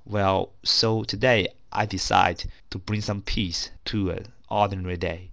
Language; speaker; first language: English; non-native, fluent; Chinese